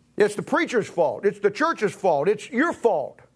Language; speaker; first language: English; native; English